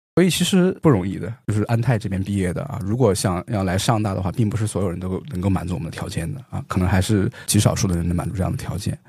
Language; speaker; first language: Chinese; native; Chinese